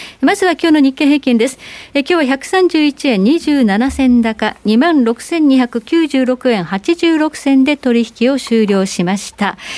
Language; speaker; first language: Japanese; native; Japanese